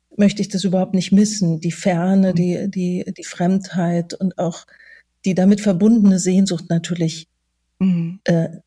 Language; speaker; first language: German; native; German